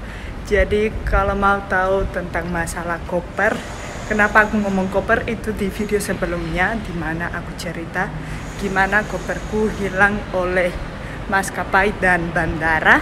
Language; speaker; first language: Indonesian; non-native, fluent; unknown